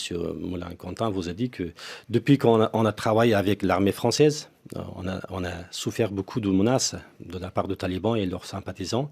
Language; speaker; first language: French; non-native, fluent; Persian